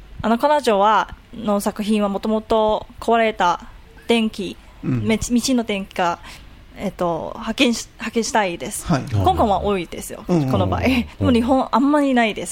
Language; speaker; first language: Japanese; non-native, learner; Cantonese